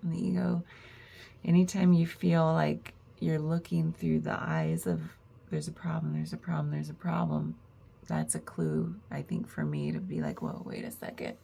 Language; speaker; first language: English; native; English